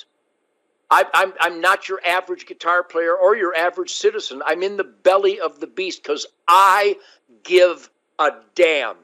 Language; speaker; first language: English; native; English